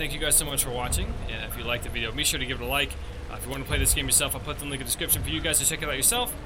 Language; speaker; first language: English; native; English